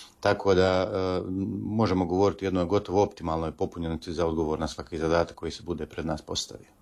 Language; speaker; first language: Croatian; native; Croatian